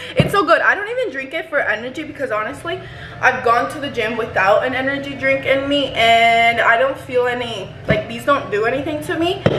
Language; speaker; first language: English; early bilingual, other home language; Spanish